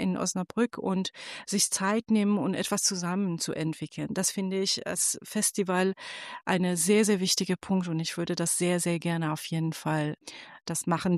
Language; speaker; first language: German; non-native, fluent; Persian